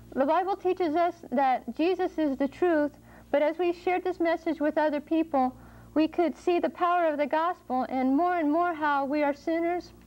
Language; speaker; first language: English; native; English